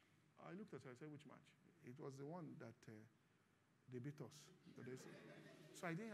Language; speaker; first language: English; non-native, local second language; Yoruba